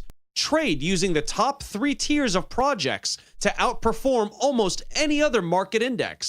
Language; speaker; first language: English; native; English